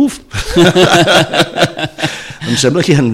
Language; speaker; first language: Catalan; non-native, fluent; English